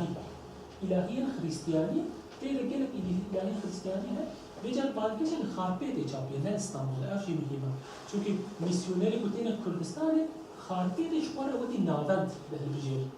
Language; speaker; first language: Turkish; non-native, local second language; Kurdish